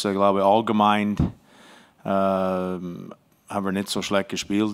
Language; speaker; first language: German; non-native, fluent; English